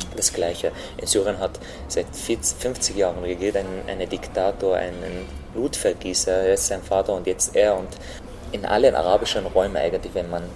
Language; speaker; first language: German; non-native, fluent; Arabic